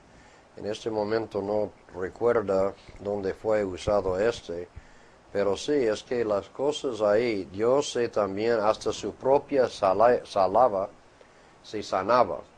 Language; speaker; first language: Spanish; non-native, fluent; English